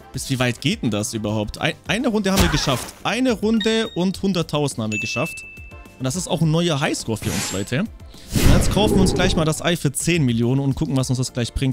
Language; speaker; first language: German; native; German